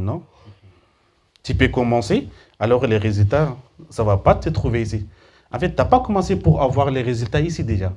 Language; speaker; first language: French; early bilingual, other home language; Soninke